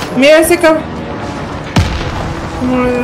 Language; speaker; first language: Spanish; early bilingual, other home language; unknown